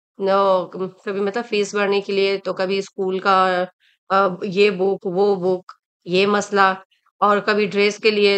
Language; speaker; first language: Hindi; native; Hindi